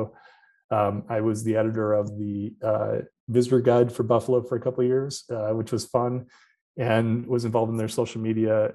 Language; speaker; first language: English; native; English